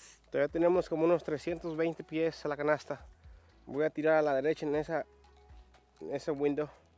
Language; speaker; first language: Spanish; early bilingual, heritage; Spanish